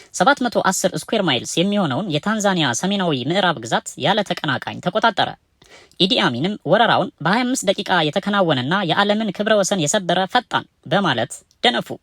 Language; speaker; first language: Amharic; native; Amharic